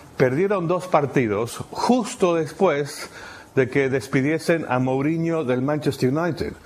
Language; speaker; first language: Spanish; native; Spanish